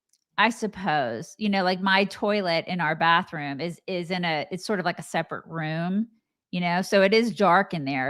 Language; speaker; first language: English; native; English